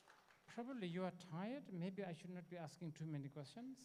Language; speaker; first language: English; non-native, learner; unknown